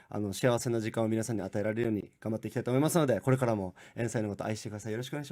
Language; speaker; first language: Japanese; non-native, fluent; Korean